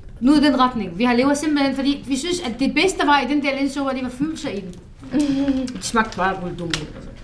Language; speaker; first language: Danish; non-native, fluent; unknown